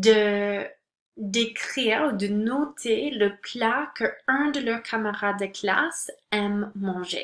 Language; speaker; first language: French; non-native, local second language; English